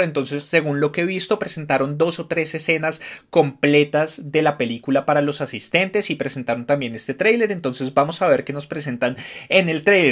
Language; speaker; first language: Spanish; native; Spanish